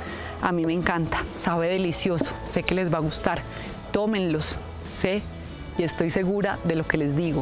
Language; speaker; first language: Spanish; native; Spanish